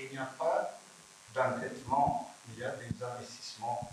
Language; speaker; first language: French; non-native, fluent; Portuguese